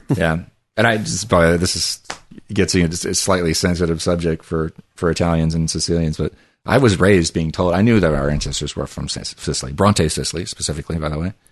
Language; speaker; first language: English; early bilingual, other home language; Italian